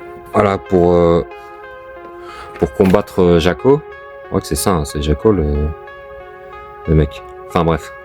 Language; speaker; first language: French; native; French